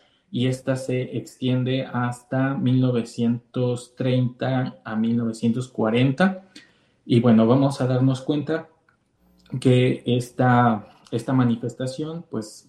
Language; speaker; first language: Spanish; native; Spanish